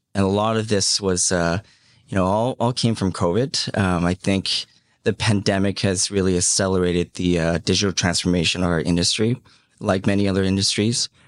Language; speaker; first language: English; early bilingual, other home language; Cantonese